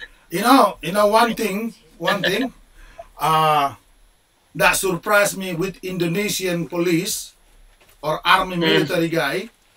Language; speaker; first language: English; non-native, fluent; Indonesian